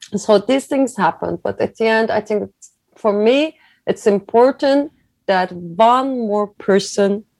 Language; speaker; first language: English; non-native, fluent; Turkish